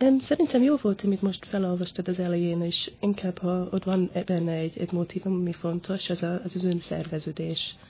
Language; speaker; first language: Hungarian; non-native, fluent; English